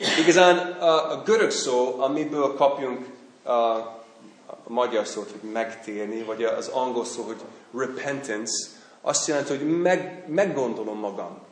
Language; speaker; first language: Hungarian; non-native, fluent; English